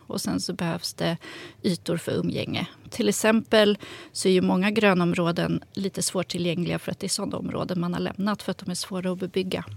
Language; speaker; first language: Swedish; native; Swedish